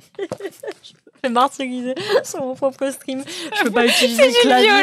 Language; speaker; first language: French; native; French